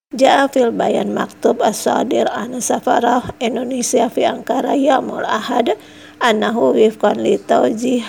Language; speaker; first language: Arabic; non-native, fluent; Indonesian